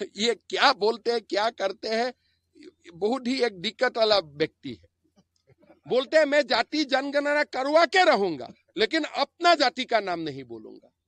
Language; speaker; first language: Hindi; non-native, local second language; Assamese